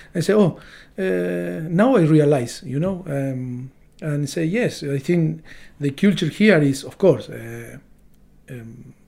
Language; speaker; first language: English; non-native, learner; Spanish